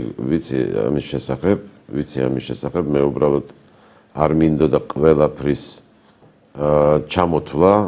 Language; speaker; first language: Georgian; native; Georgian